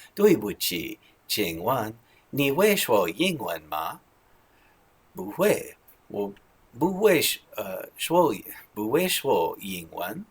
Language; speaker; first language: Chinese; non-native, learner; English